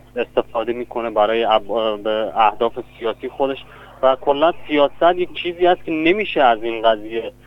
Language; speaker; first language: Persian; non-native, local second language; Kurdish